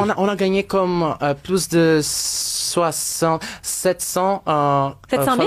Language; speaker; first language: French; non-native, fluent; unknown